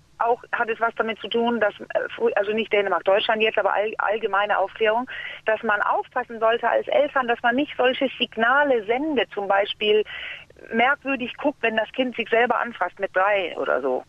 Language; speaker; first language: German; non-native, fluent; Danish